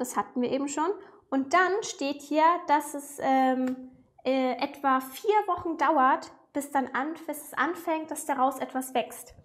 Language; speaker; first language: German; native; German